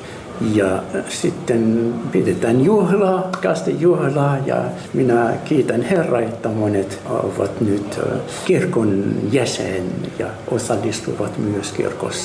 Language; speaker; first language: Finnish; non-native, fluent; Arabic